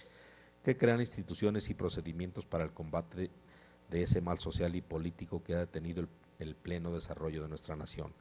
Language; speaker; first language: Spanish; native; Spanish